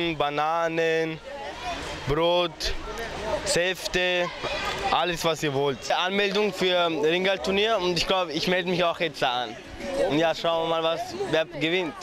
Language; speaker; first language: German; early bilingual, other home language; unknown